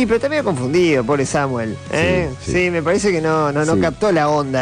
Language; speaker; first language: Spanish; native; Spanish